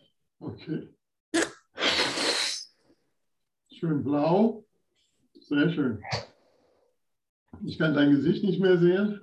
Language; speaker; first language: German; non-native, fluent; English